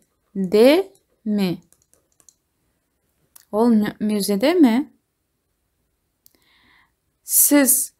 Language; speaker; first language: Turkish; non-native, fluent; Kazakh